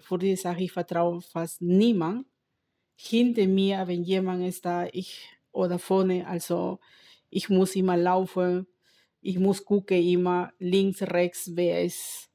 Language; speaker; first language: German; non-native, learner; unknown